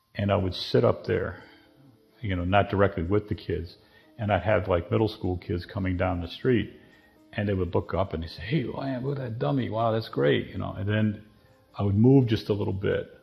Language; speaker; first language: English; native; English